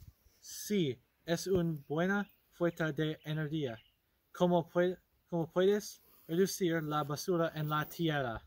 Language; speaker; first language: Spanish; non-native, learner; English